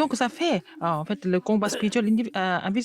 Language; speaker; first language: French; non-native, fluent; Korean